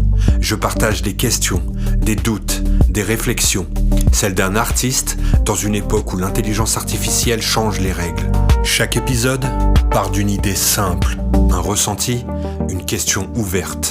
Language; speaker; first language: French; native; French